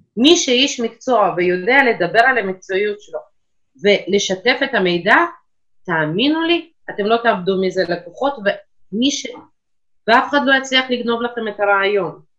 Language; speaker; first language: Hebrew; non-native, fluent; Russian